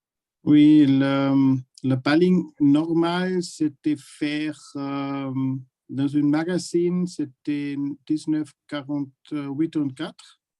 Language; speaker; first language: French; non-native, learner; German